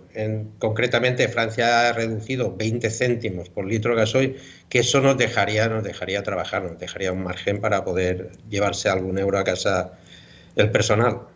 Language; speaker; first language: Spanish; native; Spanish